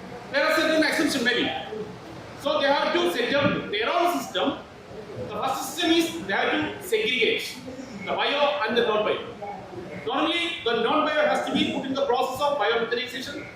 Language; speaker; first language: English; non-native, local second language; Malayalam